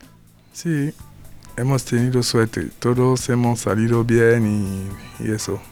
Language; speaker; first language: Spanish; non-native, learner; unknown